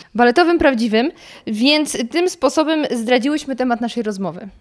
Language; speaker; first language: Polish; native; Polish